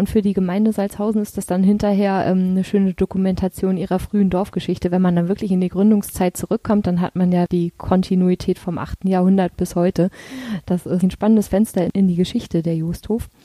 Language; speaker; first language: German; native; German